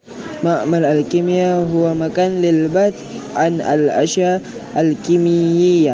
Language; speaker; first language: Arabic; non-native, learner; Indonesian